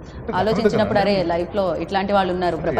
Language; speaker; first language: Telugu; native; Telugu